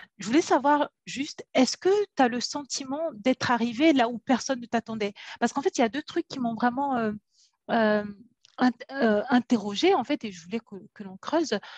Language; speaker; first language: French; native; French